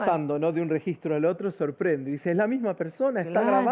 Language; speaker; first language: Spanish; early bilingual, other home language; Portuguese